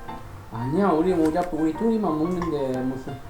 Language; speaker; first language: Korean; non-native, fluent; Malay